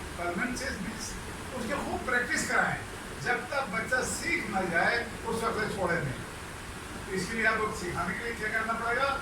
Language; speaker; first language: Urdu; native; Urdu